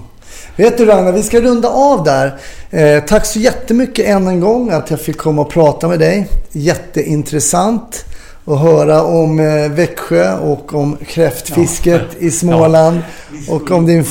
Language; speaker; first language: Swedish; native; Swedish